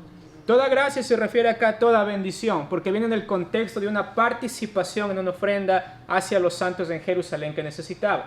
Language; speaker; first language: Spanish; native; Spanish